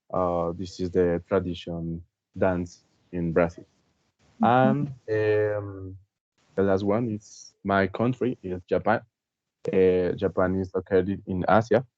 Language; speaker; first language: English; non-native, learner; Spanish